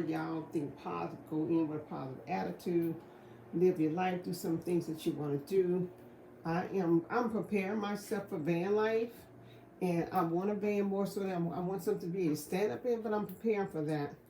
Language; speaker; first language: English; native; English